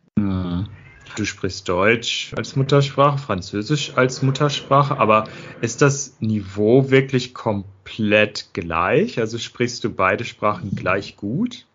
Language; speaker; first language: German; native; German